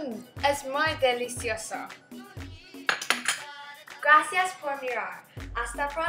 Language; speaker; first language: Spanish; non-native, learner; English